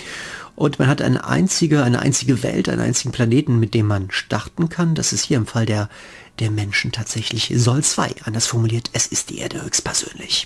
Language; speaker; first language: German; native; German